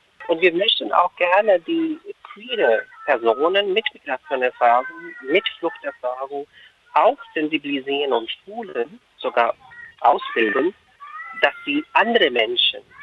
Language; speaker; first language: German; non-native, fluent; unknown